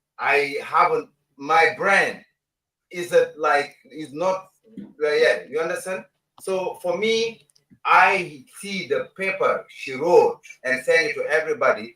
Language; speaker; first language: English; non-native, learner; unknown